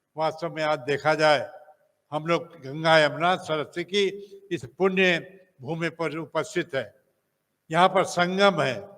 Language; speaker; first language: Hindi; native; Hindi